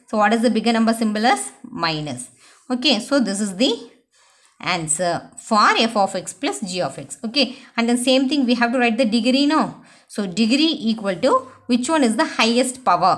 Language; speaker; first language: English; non-native, local second language; Tamil